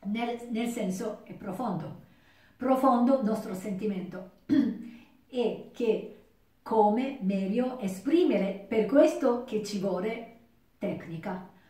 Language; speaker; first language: Italian; non-native, learner; Japanese